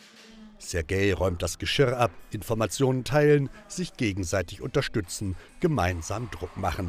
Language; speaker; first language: German; native; German